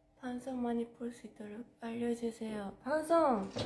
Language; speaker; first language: Korean; non-native, fluent; Japanese